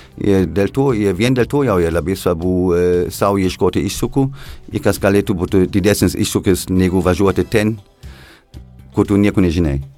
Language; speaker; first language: Lithuanian; non-native, fluent; German